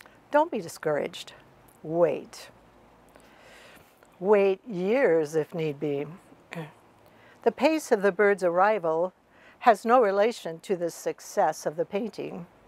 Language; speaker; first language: English; native; English